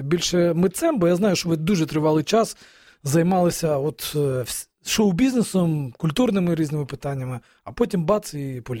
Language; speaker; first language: Ukrainian; native; Ukrainian